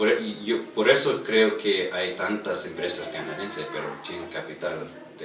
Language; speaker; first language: Spanish; non-native, fluent; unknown